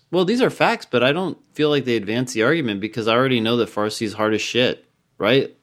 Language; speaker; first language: English; native; English